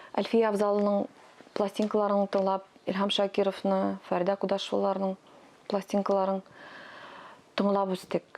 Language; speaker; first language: Tatar; non-native, local second language; Russian